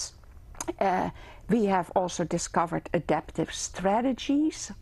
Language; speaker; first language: English; non-native, fluent; Dutch